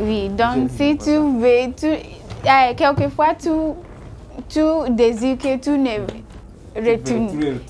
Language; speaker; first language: French; non-native, learner; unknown